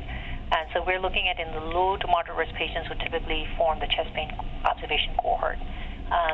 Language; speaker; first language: English; non-native, local second language; Urdu